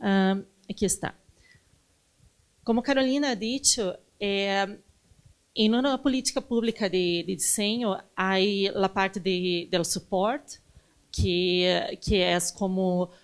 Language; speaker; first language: Spanish; non-native, learner; Portuguese